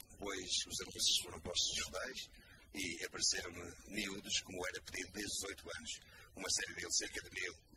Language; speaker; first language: Portuguese; native; Portuguese